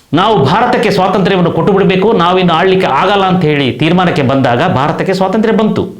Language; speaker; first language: Kannada; non-native, local second language; Kodava